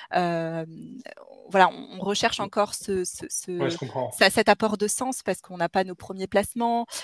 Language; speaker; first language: French; native; French